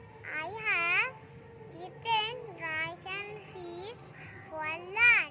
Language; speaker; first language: English; non-native, learner; Bangla